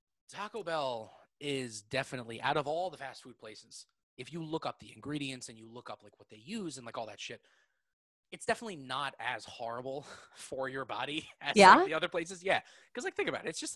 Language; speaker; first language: English; native; English